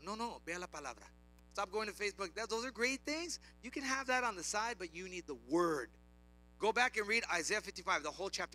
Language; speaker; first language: English; early bilingual, other home language; Spanish